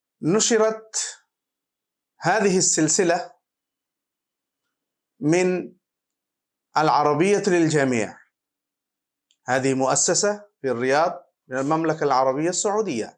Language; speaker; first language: Arabic; non-native, fluent; Bangla